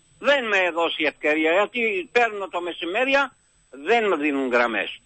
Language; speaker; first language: Greek; non-native, learner; Albanian